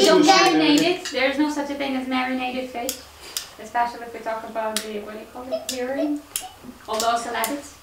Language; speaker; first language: English; non-native, fluent; Ukrainian